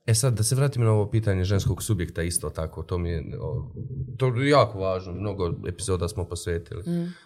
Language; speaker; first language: Bosnian; native; Bosnian